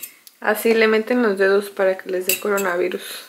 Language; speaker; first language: Spanish; native; Spanish